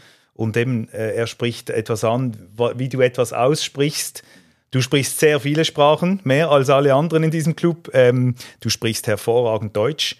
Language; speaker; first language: German; native; German